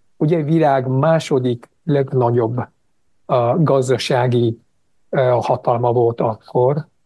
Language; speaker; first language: Hungarian; non-native, fluent; Japanese